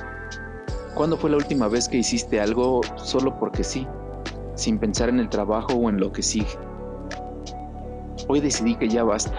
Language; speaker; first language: Spanish; native; Spanish